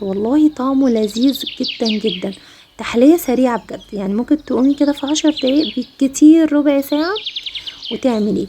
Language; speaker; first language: Arabic; native; Arabic